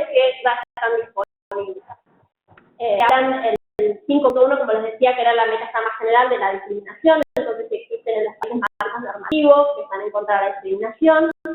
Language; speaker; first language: Spanish; native; Spanish